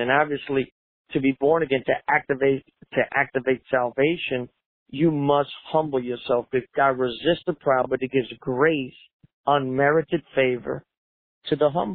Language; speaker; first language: English; native; English